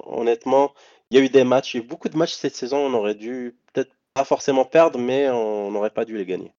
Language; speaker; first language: French; non-native, local second language; Arabic